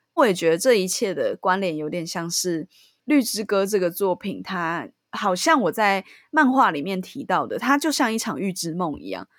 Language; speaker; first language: Chinese; native; Chinese